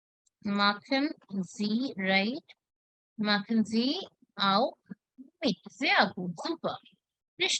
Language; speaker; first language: German; non-native, fluent; Hindi